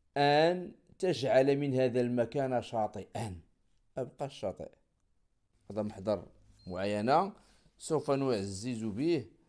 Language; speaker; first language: Arabic; native; Arabic